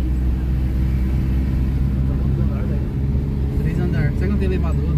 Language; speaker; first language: Portuguese; native; Portuguese